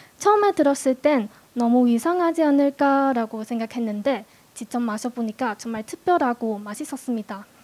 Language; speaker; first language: Korean; non-native, fluent; Cantonese